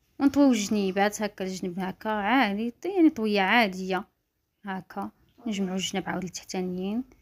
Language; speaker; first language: Arabic; native; Arabic